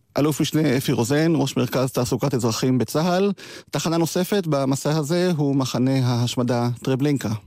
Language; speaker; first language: Hebrew; native; Hebrew